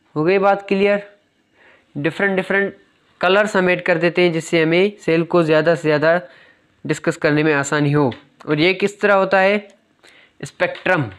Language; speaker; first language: Urdu; native; Urdu